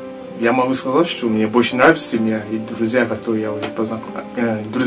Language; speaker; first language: Russian; non-native, learner; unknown